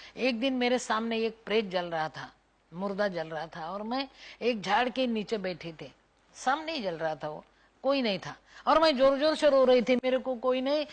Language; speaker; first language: Hindi; non-native, local second language; Marathi